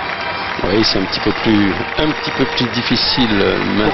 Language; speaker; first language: French; native; French